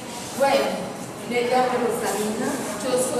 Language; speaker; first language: Spanish; non-native, learner; Portuguese